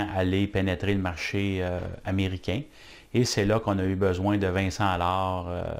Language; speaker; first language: French; native; French